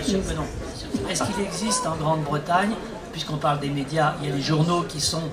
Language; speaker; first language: French; native; French